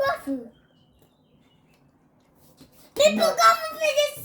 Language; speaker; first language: French; native; French